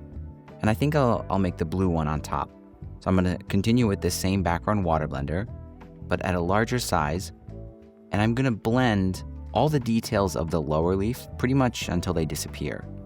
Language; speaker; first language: English; native; English